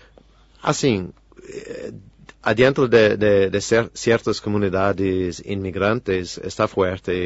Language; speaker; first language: Spanish; non-native, fluent; English